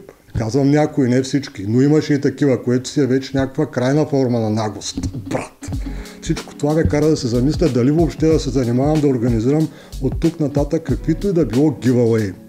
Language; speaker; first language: Bulgarian; native; Bulgarian